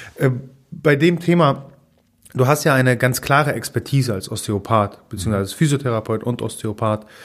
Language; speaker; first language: German; non-native, fluent; Polish